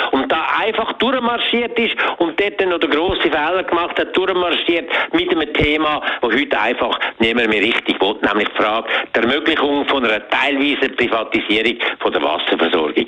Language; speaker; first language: German; native; German